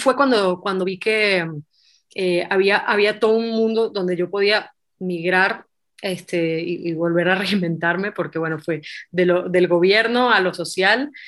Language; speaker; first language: Spanish; native; Spanish